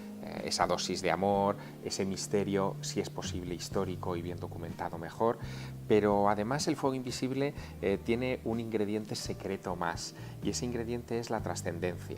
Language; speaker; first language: Spanish; native; Spanish